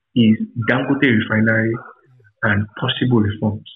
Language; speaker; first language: English; non-native, local second language; Yoruba